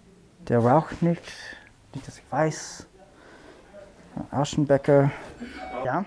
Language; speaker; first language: German; non-native, fluent; English